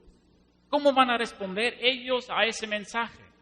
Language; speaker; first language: Spanish; non-native, fluent; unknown